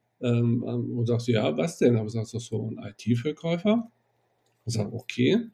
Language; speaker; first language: German; non-native, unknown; Arabic